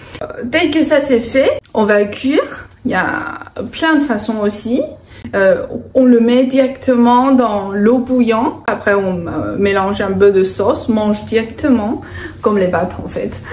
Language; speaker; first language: French; non-native, fluent; Chinese